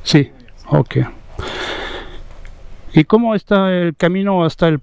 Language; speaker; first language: Spanish; non-native, learner; French